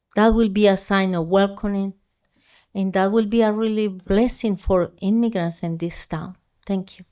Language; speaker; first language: English; non-native, fluent; Spanish